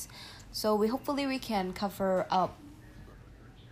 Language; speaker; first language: English; non-native, local second language; Cantonese